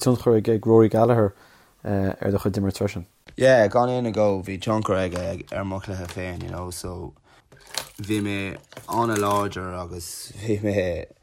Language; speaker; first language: Irish; non-native, local second language; English